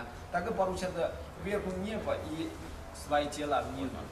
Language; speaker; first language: Russian; non-native, learner; Chinese